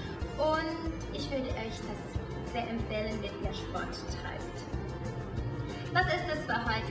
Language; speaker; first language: German; non-native, fluent; Thai